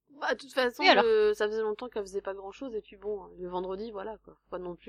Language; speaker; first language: French; native; French